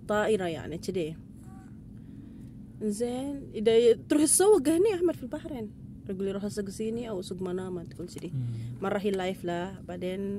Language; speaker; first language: Arabic; non-native, learner; Indonesian